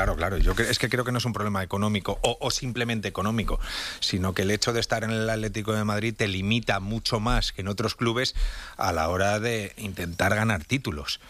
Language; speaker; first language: Spanish; native; Spanish